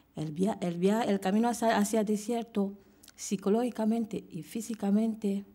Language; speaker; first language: Spanish; non-native, fluent; French